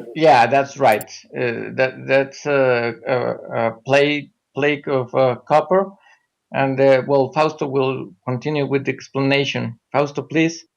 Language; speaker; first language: English; non-native, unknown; Spanish